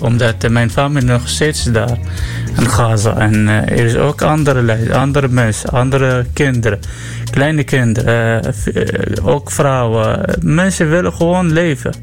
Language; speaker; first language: Dutch; non-native, learner; Arabic